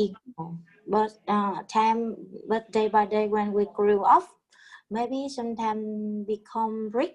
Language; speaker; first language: English; non-native, learner; Vietnamese